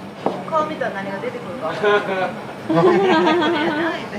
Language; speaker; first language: Japanese; native; Japanese